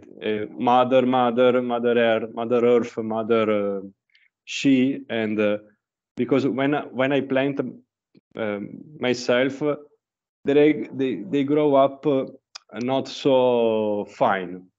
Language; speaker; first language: English; non-native, learner; Italian